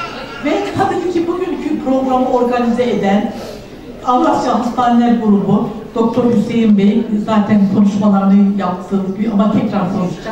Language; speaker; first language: Turkish; native; Turkish